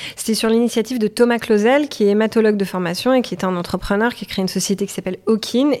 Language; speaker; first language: French; native; French